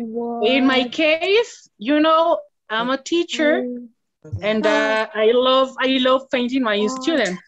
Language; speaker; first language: English; non-native, learner; Spanish